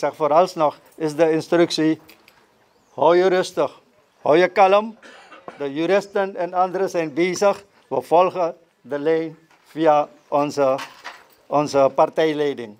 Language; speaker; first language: Dutch; native; Dutch